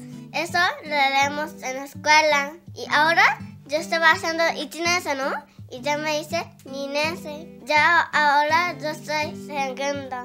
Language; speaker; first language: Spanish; early bilingual, heritage; Spanish